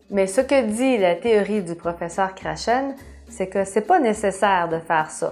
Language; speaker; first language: French; native; French